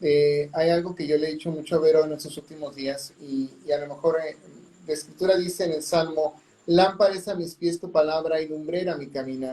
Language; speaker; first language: Spanish; native; Spanish